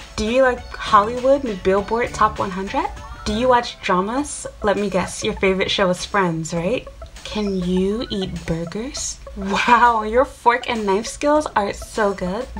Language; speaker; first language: English; native; English